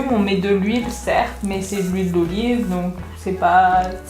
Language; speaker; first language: French; native; French